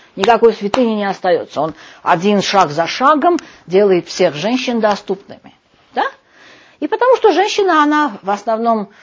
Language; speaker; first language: Russian; non-native, local second language; Armenian